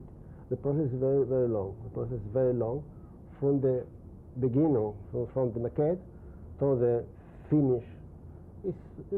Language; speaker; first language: English; non-native, learner; Spanish